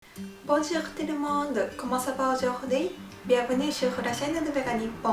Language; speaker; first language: French; non-native, fluent; Japanese